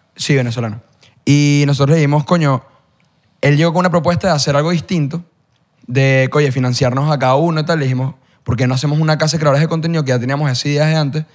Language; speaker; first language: Spanish; native; Spanish